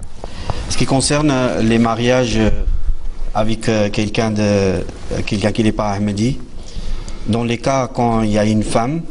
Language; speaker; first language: French; non-native, fluent; Urdu